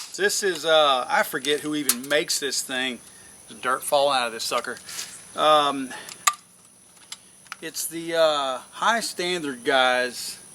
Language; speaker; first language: English; native; English